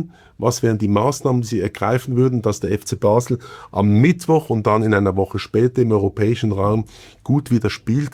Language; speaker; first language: German; native; German